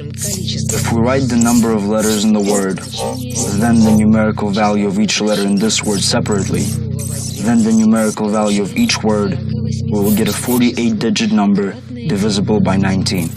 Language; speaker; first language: English; non-native, fluent; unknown